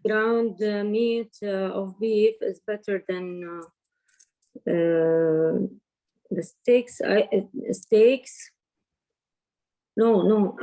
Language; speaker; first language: English; non-native, learner; Arabic